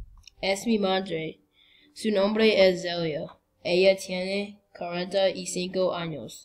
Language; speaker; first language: Spanish; non-native, learner; English